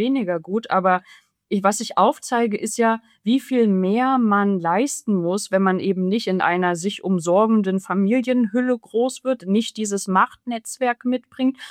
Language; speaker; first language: German; native; German